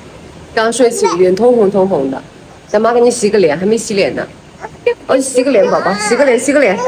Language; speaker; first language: Chinese; native; Chinese